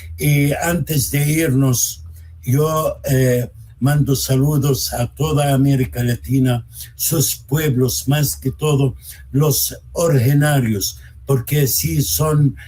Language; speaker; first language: Spanish; non-native, fluent; Arabic